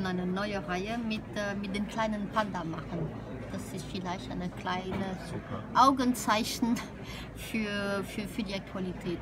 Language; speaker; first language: German; non-native, fluent; French